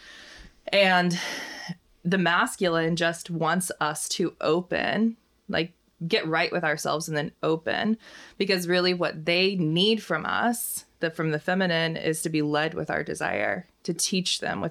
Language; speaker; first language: English; native; English